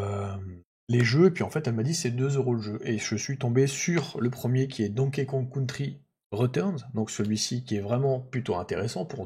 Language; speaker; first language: French; native; French